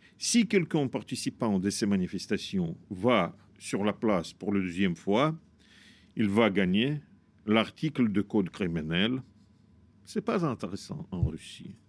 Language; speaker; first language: French; non-native, fluent; Russian